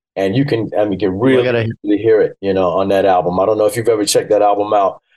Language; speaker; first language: English; early bilingual, other home language; Yoruba